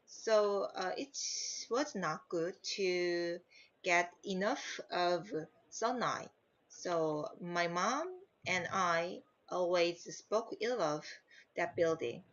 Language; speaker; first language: English; non-native, learner; Korean